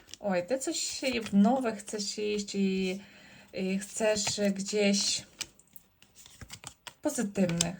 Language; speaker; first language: Polish; non-native, learner; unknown